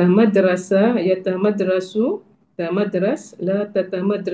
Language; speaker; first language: Arabic; non-native, learner; Malay